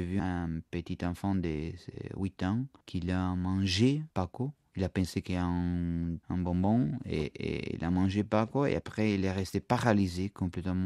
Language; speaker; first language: French; non-native, learner; Italian